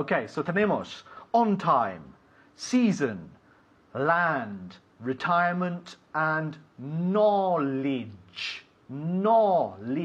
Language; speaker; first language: English; non-native, fluent; Spanish